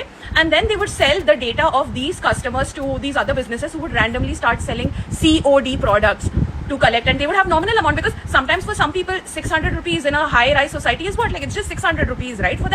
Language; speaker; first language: English; non-native, local second language; Hindi